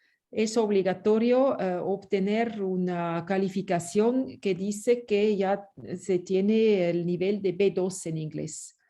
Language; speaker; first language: Spanish; non-native, fluent; French